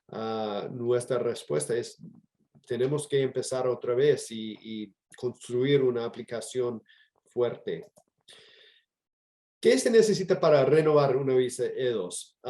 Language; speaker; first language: Spanish; non-native, fluent; English